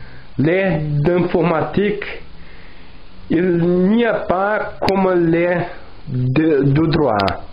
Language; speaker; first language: French; non-native, learner; Portuguese